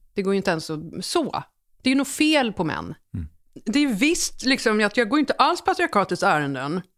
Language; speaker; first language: Swedish; native; Swedish